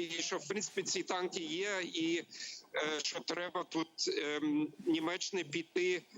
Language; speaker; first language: Ukrainian; non-native, learner; German